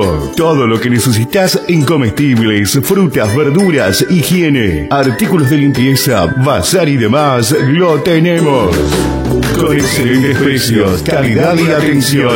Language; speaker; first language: Spanish; native; Spanish